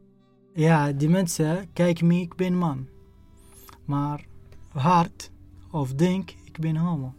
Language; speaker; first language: Dutch; non-native, learner; Arabic